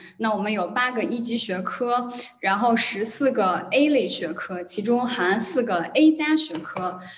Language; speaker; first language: Chinese; native; Chinese